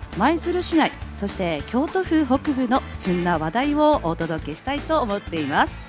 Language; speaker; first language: Japanese; native; Japanese